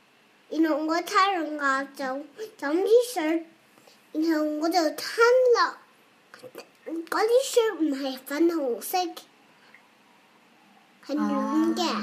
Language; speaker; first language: Chinese; early bilingual, heritage; Cantonese